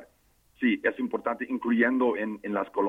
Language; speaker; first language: Spanish; non-native, fluent; English